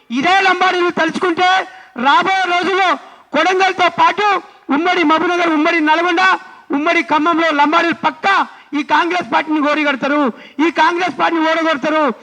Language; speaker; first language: Telugu; non-native, local second language; Lambadi